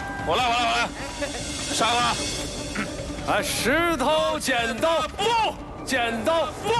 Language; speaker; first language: Chinese; native; Chinese